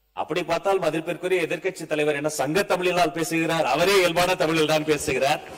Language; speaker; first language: Tamil; native; Tamil